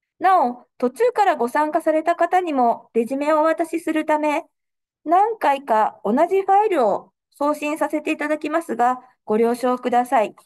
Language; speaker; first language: Japanese; native; Japanese